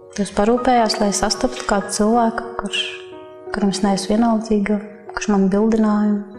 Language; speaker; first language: Latvian; non-native, local second language; Russian